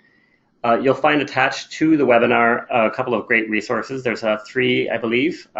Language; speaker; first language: English; native; English